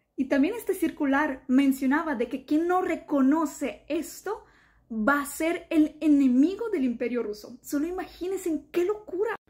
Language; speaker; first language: Spanish; non-native, fluent; Ukrainian